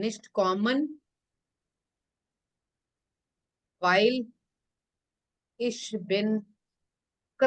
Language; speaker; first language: German; non-native, fluent; Hindi